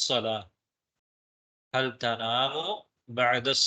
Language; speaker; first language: Arabic; non-native, fluent; Tamil